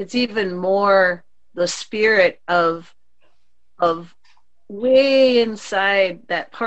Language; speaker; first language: English; native; English